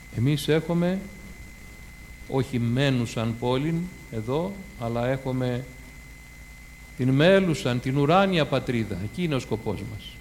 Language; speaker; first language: Greek; native; Greek